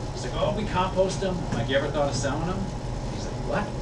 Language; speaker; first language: English; native; English